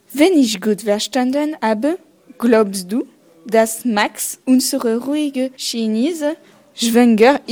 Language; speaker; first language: German; non-native, learner; French